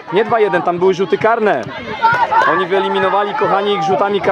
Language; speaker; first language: Polish; native; Polish